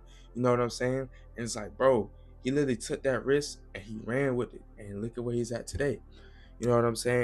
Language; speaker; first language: English; native; English